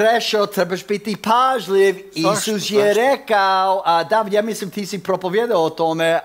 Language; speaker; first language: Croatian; non-native, fluent; English